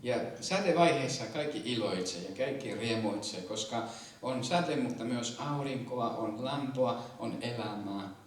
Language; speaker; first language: Finnish; non-native, fluent; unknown